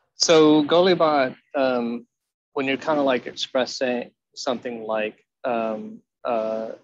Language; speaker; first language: English; native; English